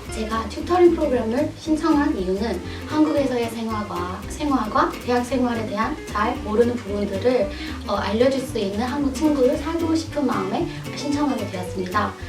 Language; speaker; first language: Korean; non-native, fluent; Burmese